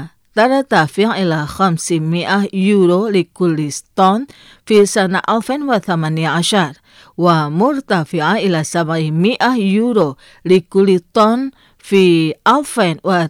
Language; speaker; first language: Arabic; non-native, fluent; Indonesian